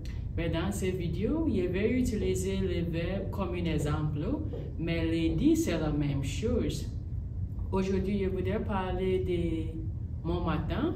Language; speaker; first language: French; non-native, learner; English